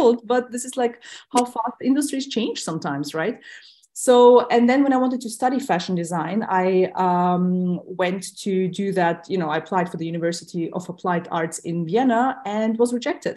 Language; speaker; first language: English; non-native, fluent; Russian